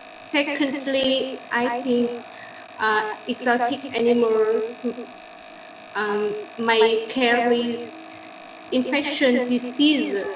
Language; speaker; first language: English; non-native, learner; Vietnamese